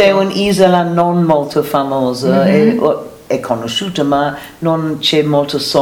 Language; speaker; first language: Italian; non-native, learner; English